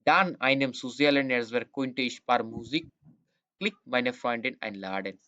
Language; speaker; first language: German; non-native, learner; Bangla